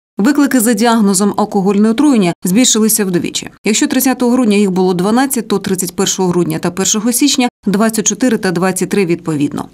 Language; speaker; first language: Ukrainian; native; Ukrainian